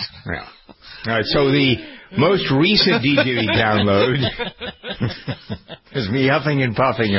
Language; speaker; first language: English; native; English